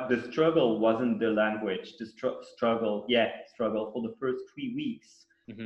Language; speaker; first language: English; non-native, fluent; Italian